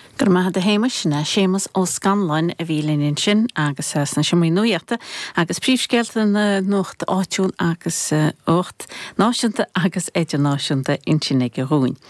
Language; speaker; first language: Irish; native; Irish